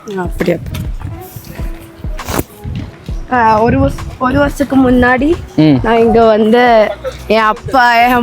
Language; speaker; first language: Tamil; non-native, learner; Malayalam